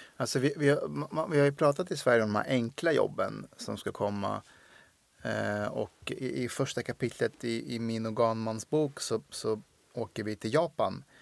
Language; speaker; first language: Swedish; early bilingual, other home language; Persian